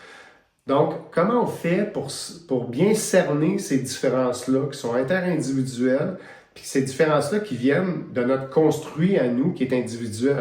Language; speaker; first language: French; native; French